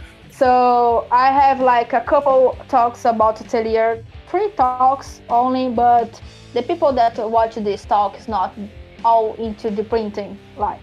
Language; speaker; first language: English; non-native, fluent; Portuguese